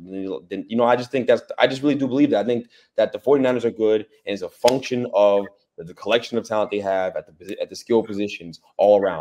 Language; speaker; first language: English; native; English